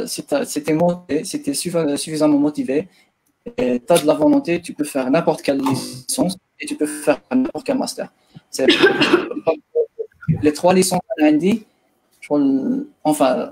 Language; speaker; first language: French; non-native, local second language; Arabic